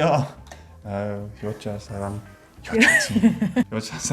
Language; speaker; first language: Korean; non-native, learner; German